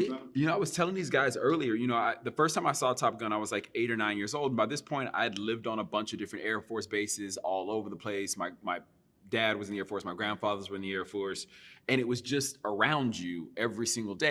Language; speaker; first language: English; native; English